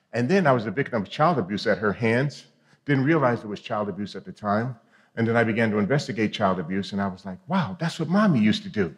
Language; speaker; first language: English; native; English